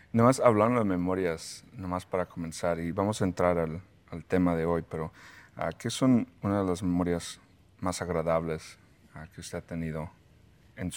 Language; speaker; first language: Spanish; early bilingual, heritage; Spanish